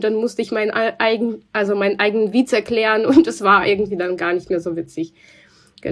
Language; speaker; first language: German; non-native, fluent; Russian